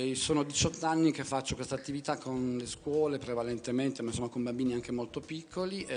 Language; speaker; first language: Italian; native; Italian